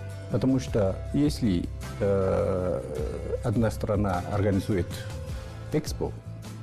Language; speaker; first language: Russian; non-native, fluent; Slovak